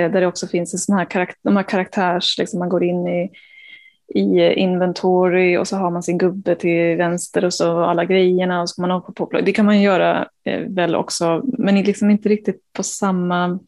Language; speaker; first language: Swedish; native; Swedish